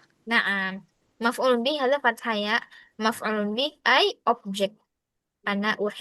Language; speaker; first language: Arabic; non-native, fluent; Indonesian